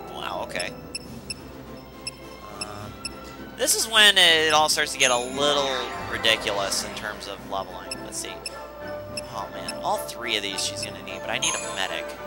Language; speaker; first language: English; native; English